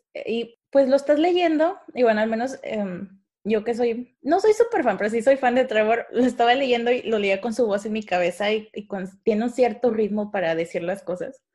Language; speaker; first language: Spanish; native; Spanish